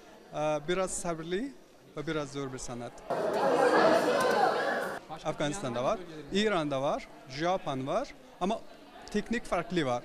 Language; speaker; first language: Turkish; non-native, learner; Persian